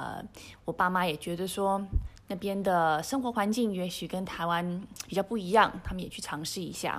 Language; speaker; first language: Chinese; early bilingual, heritage; Chinese